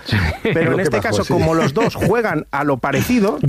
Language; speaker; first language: Spanish; native; Spanish